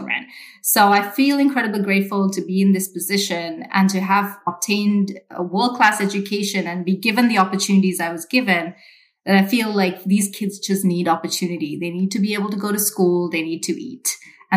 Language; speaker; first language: English; non-native, local second language; Sinhala